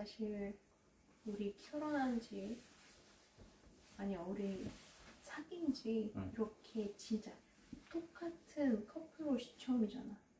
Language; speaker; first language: Korean; non-native, fluent; Russian